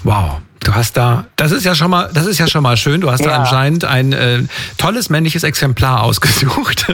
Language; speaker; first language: German; native; German